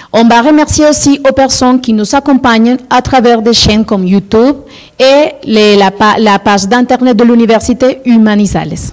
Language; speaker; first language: French; non-native, fluent; Spanish